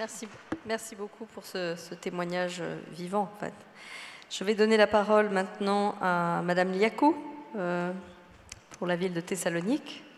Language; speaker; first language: French; native; French